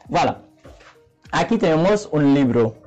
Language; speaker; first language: Spanish; non-native, learner; Haitian Creole